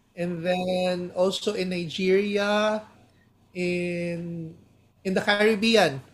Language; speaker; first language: English; non-native, local second language; Hiligaynon